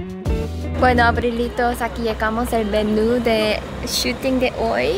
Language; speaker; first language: Spanish; non-native, fluent; Korean